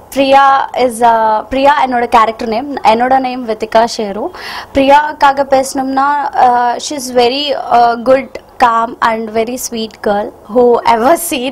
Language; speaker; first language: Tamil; non-native, learner; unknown